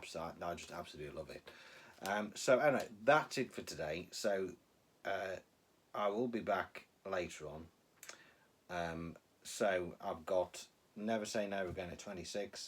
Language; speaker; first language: English; native; English